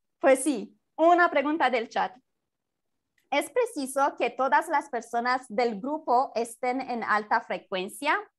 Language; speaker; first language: Spanish; native; Spanish